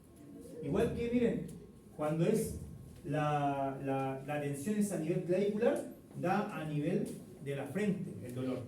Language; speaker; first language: Spanish; native; Spanish